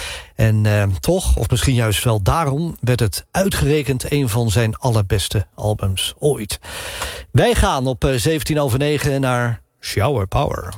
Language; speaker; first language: Dutch; native; Dutch